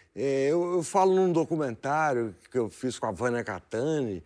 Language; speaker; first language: Portuguese; native; Portuguese